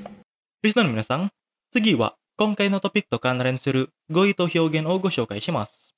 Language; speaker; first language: Japanese; non-native, fluent; Indonesian